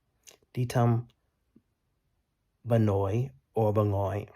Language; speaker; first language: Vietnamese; early bilingual, heritage; Vietnamese